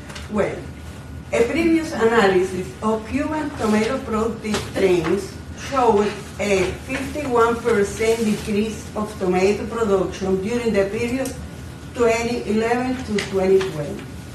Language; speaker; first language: English; non-native, fluent; Spanish